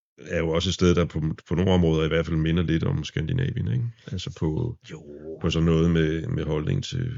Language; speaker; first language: Danish; native; Danish